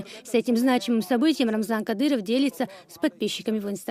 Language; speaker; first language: Russian; native; Russian